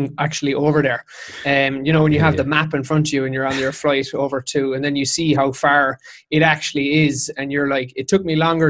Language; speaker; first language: English; native; English